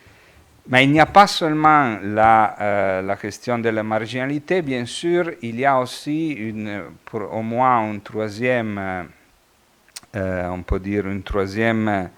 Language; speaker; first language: French; non-native, fluent; Italian